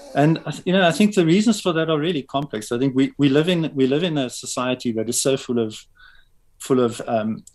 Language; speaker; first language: English; native; English